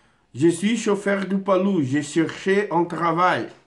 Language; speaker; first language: French; non-native, learner; Portuguese